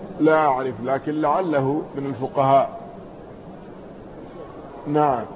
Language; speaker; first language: Arabic; native; Arabic